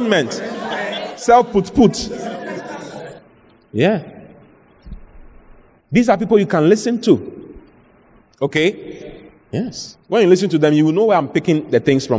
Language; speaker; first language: English; non-native, local second language; Akan